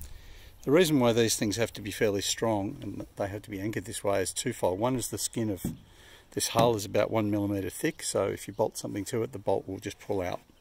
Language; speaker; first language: English; native; English